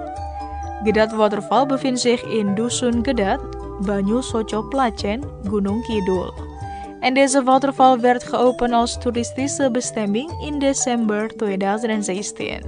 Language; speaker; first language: Dutch; non-native, fluent; Indonesian